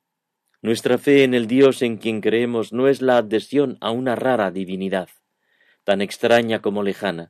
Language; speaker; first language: Spanish; native; Spanish